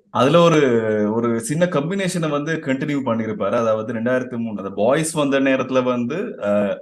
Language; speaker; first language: Tamil; native; Tamil